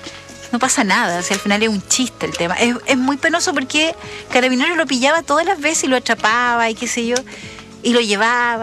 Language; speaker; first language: Spanish; native; Spanish